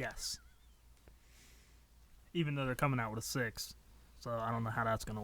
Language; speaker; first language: English; native; English